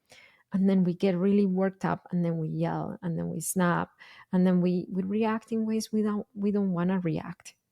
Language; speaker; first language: English; non-native, fluent; Spanish